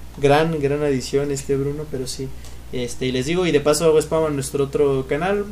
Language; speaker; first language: Spanish; native; Spanish